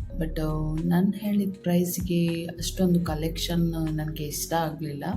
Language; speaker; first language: Kannada; non-native, local second language; Tulu